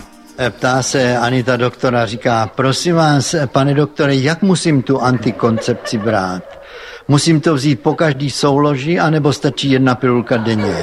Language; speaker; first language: Czech; native; Czech